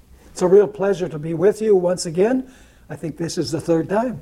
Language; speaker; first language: English; early bilingual, other home language; Spanish